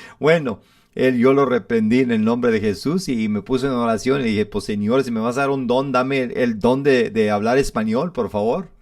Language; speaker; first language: Spanish; early bilingual, heritage; English